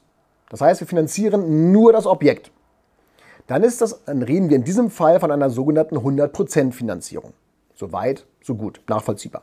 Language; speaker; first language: German; native; German